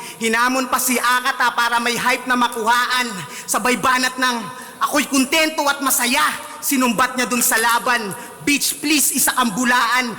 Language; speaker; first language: Filipino; native; Filipino